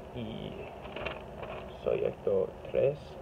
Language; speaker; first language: Spanish; non-native, learner; English